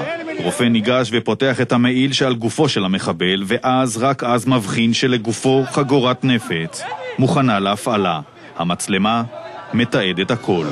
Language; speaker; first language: Hebrew; native; Hebrew